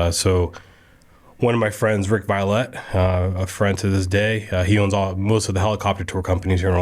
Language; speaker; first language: English; native; English